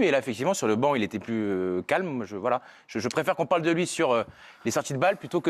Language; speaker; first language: French; native; French